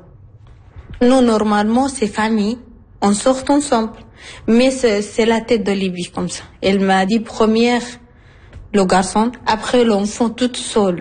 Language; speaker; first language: French; non-native, learner; Arabic